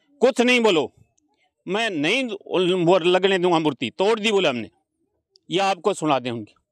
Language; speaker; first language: Hindi; native; Hindi